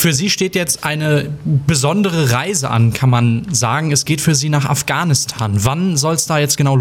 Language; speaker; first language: German; native; German